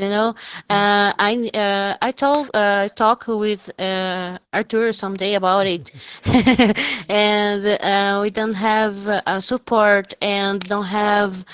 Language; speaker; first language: English; non-native, fluent; Portuguese